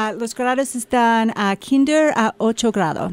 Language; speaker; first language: Spanish; non-native, learner; English